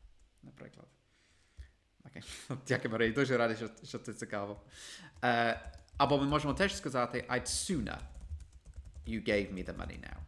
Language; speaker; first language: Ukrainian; non-native, fluent; English